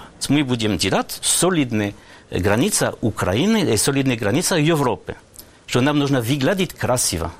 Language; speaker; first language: Russian; non-native, learner; French